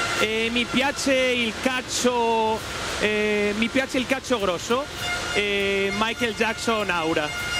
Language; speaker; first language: Italian; non-native, learner; Spanish